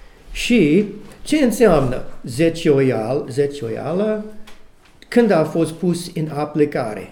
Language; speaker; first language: Romanian; non-native, learner; English